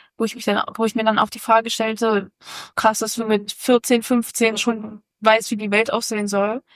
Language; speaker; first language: German; native; German